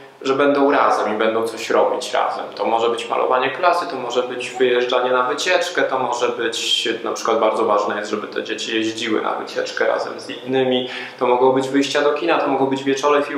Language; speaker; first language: Polish; native; Polish